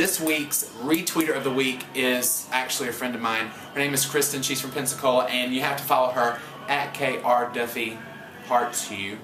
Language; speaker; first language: English; native; English